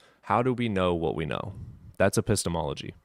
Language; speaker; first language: English; native; English